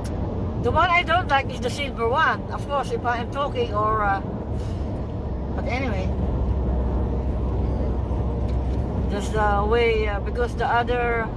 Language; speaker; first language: English; non-native, learner; Filipino